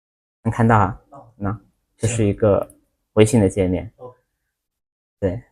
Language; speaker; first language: Chinese; native; Chinese